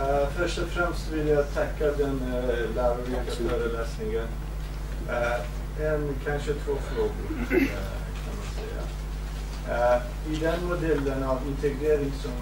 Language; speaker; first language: Swedish; non-native, fluent; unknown